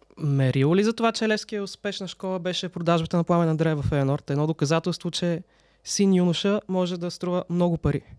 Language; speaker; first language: Bulgarian; native; Bulgarian